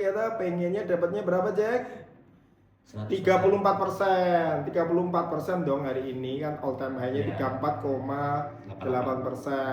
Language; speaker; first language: Indonesian; native; Indonesian